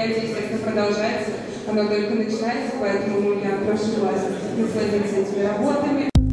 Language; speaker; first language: Russian; native; Russian